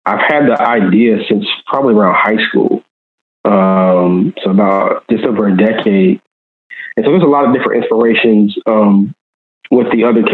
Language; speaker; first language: English; native; English